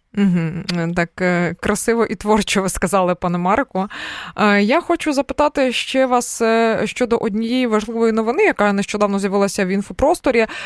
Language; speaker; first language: Ukrainian; native; Ukrainian